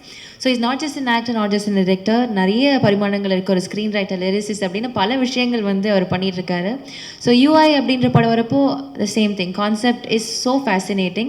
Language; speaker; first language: Tamil; native; Tamil